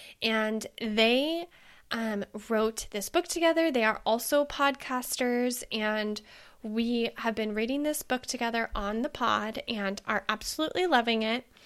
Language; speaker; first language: English; native; English